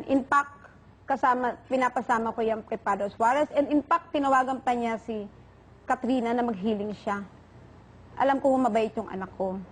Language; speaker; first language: Filipino; native; Filipino